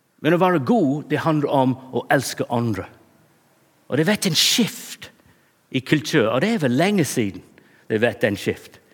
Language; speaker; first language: Norwegian; non-native, fluent; English